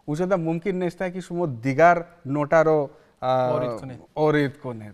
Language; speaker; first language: Persian; non-native, learner; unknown